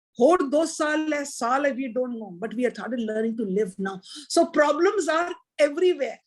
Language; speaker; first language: English; non-native, local second language; Punjabi